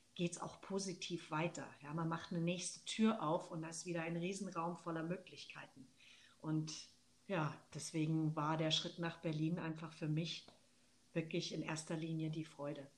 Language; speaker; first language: German; native; German